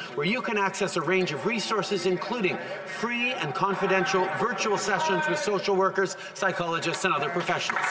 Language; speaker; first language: English; early bilingual, other home language; French